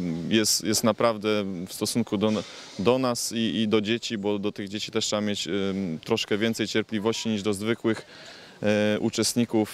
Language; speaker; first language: Polish; native; Polish